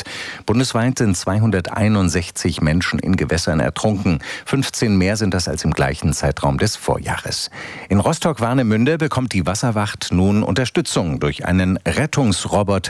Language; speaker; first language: German; native; German